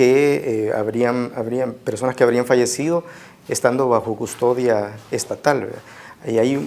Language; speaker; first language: Spanish; native; Spanish